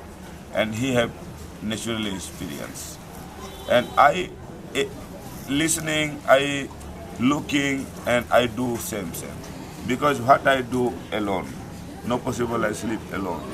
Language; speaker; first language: English; non-native, learner; Hindi